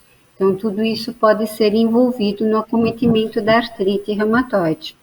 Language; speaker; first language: Portuguese; native; Portuguese